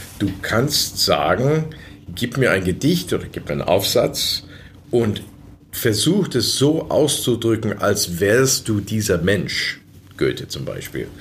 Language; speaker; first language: German; early bilingual, other home language; English